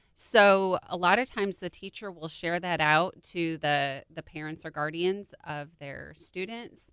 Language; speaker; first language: English; native; English